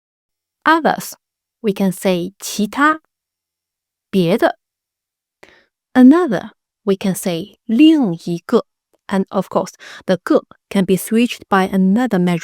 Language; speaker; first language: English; non-native, fluent; Chinese